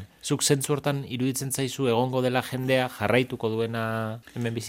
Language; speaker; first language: Basque; native; Basque